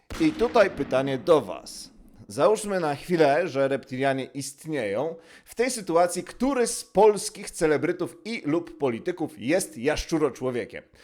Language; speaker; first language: Polish; native; Polish